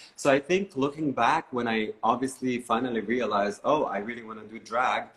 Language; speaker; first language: English; non-native, fluent; Arabic